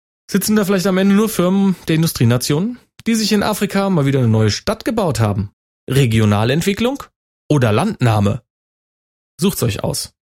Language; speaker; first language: German; native; German